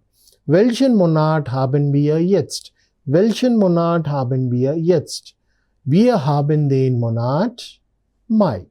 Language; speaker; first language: German; non-native, learner; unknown